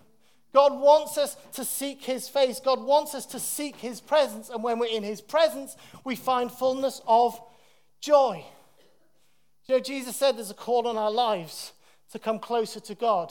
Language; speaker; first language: English; native; English